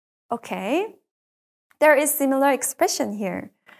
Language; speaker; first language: English; non-native, fluent; Korean